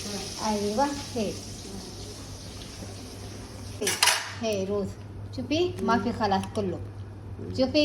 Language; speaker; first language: Arabic; non-native, learner; Urdu